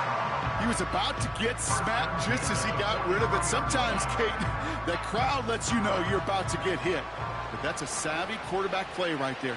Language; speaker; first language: English; native; English